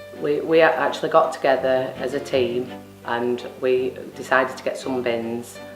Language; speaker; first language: English; native; English